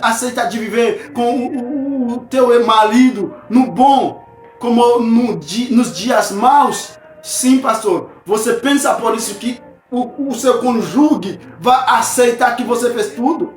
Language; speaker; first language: Portuguese; non-native, fluent; Haitian Creole